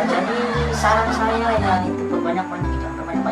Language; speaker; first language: Indonesian; non-native, local second language; Javanese